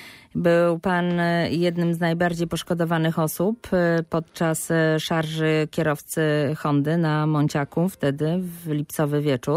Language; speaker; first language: Polish; native; Polish